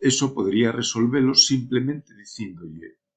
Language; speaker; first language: Spanish; native; Spanish